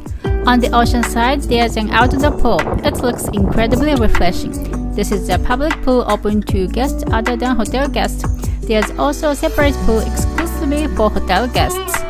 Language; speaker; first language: English; non-native, learner; Japanese